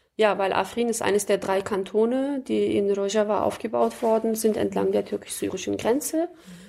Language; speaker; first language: German; early bilingual, other home language; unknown